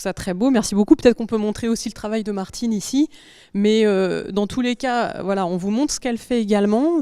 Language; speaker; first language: French; native; French